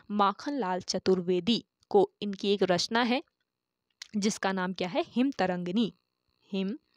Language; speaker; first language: Hindi; native; Hindi